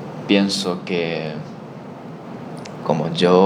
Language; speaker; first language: Spanish; non-native, learner; Chinese